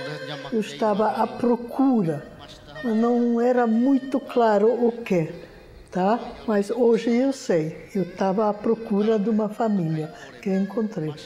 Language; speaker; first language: Portuguese; non-native, fluent; Hungarian